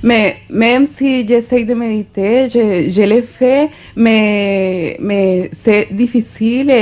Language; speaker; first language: French; non-native, fluent; Spanish